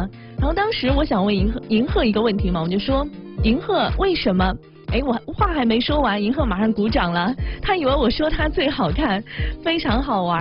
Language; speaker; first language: Chinese; native; Chinese